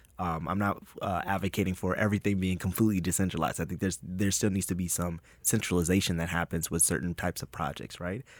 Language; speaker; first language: English; native; English